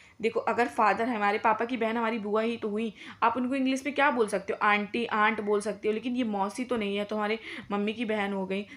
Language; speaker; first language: Hindi; native; Hindi